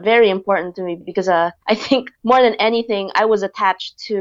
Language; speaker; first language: English; non-native, local second language; Filipino